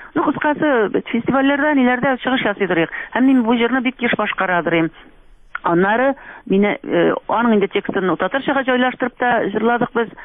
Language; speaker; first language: Tatar; native; Tatar